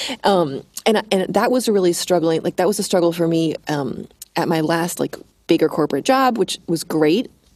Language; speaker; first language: English; native; English